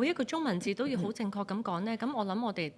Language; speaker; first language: Cantonese; native; Cantonese